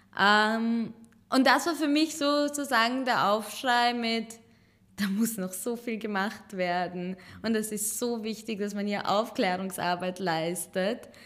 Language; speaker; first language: German; early bilingual, other home language; Serbian